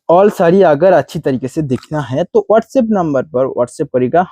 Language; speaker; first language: Hindi; non-native, local second language; Bangla